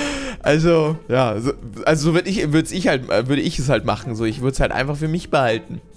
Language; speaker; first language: German; native; German